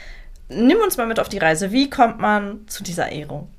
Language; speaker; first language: German; native; German